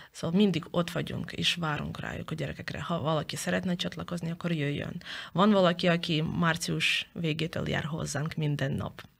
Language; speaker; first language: Hungarian; non-native, fluent; Ukrainian